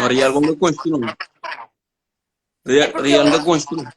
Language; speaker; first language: Portuguese; non-native, learner; Kabuverdianu